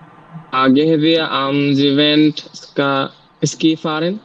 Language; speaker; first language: German; non-native, learner; Bangla